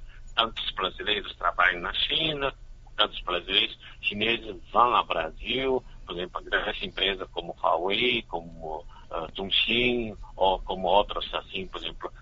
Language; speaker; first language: Portuguese; non-native, fluent; Chinese